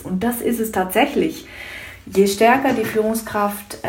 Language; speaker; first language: German; native; German